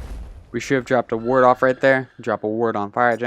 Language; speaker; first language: English; native; English